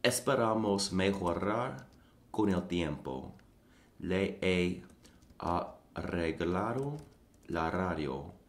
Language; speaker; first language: Spanish; non-native, learner; English